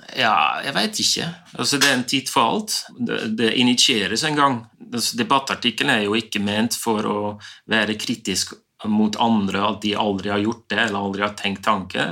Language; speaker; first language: Norwegian; non-native, fluent; Dutch